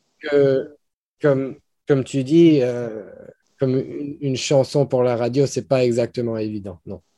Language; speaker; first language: French; non-native, fluent; English